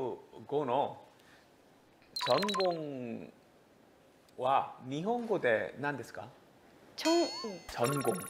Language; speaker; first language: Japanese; non-native, learner; Korean